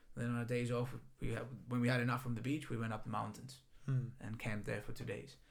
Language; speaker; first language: English; non-native, fluent; Greek